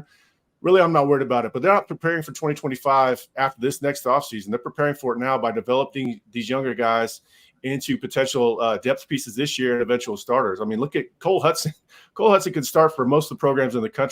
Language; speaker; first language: English; native; English